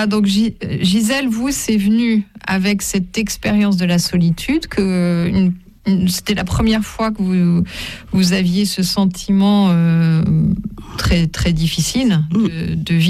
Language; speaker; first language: French; native; French